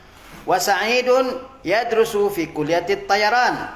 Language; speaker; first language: Arabic; non-native, fluent; Indonesian